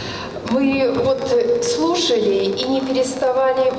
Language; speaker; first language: Russian; native; Russian